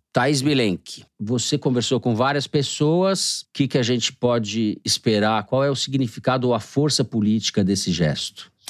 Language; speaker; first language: Portuguese; native; Portuguese